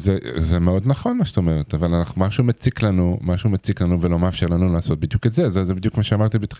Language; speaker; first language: Hebrew; native; Hebrew